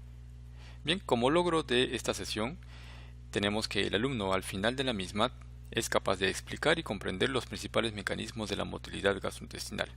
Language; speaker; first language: Spanish; native; Spanish